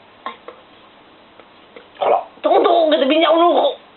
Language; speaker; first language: Spanish; native; Spanish